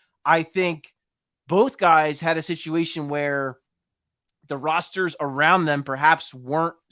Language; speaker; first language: English; native; English